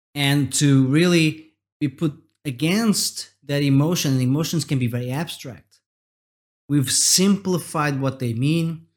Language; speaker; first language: English; non-native, fluent; Portuguese